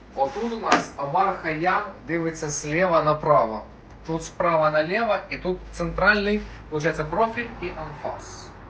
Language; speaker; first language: Ukrainian; non-native, local second language; Russian